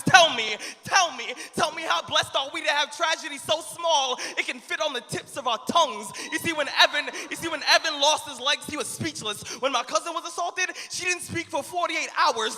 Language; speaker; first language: English; native; English